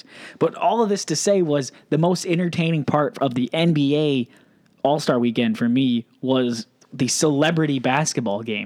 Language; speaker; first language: English; native; English